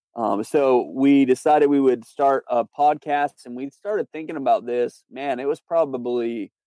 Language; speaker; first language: English; native; English